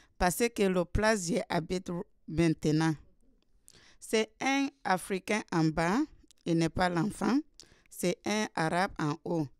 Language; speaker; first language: French; non-native, learner; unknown